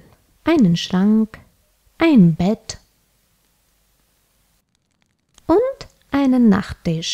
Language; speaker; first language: German; non-native, fluent; Russian